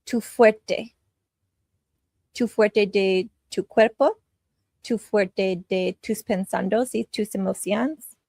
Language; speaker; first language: Spanish; non-native, learner; English